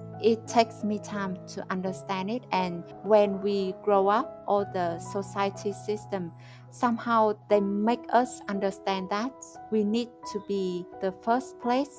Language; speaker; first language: English; non-native, fluent; Vietnamese